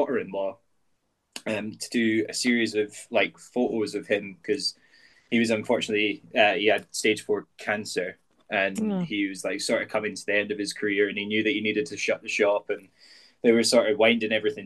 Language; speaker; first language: English; native; English